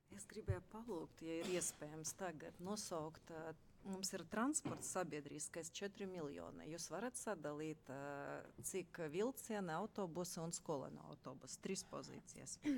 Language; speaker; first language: Latvian; non-native, local second language; Russian